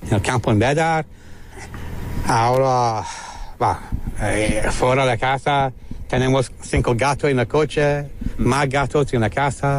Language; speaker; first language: Spanish; non-native, learner; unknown